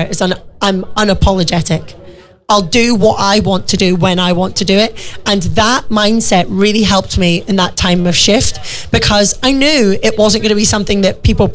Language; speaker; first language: English; native; English